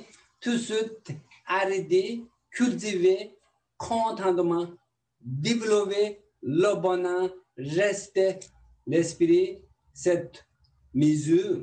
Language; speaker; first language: French; non-native, learner; Tibetan